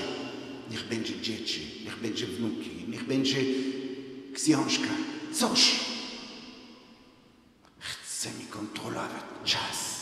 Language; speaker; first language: Polish; non-native, fluent; Hebrew